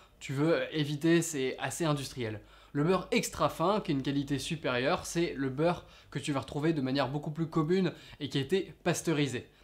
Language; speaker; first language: French; native; French